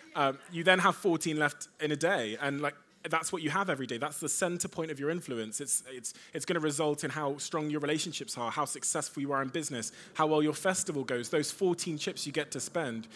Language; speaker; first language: English; native; English